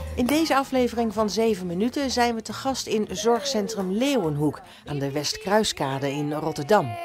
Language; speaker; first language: Dutch; native; Dutch